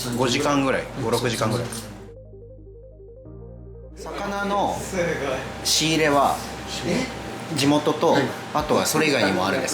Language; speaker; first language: Japanese; native; Japanese